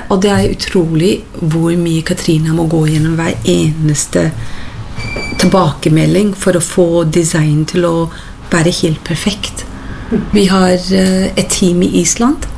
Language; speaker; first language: Norwegian; non-native, fluent; English